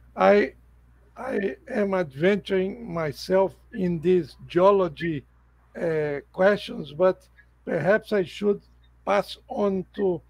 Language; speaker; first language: English; non-native, fluent; Portuguese